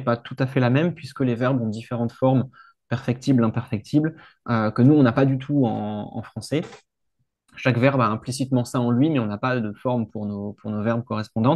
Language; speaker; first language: French; native; French